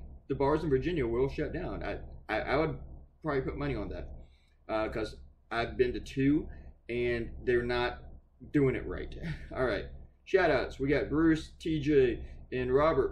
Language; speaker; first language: English; native; English